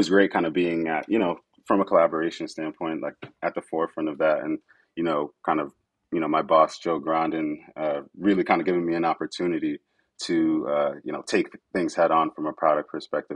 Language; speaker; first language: English; native; English